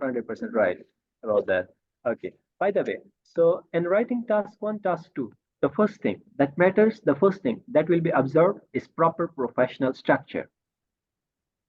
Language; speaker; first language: English; non-native, fluent; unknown